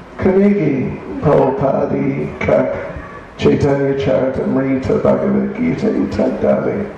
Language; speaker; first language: Russian; non-native, learner; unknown